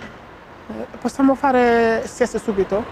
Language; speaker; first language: Italian; non-native, learner; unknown